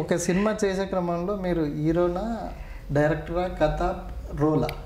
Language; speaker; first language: Telugu; native; Telugu